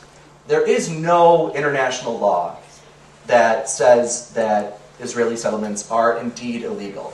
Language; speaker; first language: English; native; English